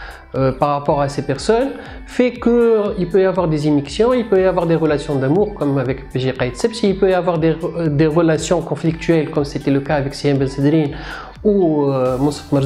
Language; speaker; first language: French; non-native, local second language; Arabic